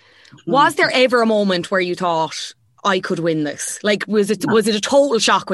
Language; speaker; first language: English; native; English